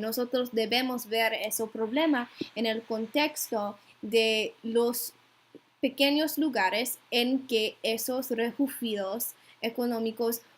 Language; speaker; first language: Spanish; non-native, learner; English